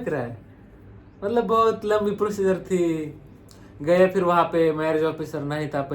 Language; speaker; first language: Hindi; non-native, local second language; Marathi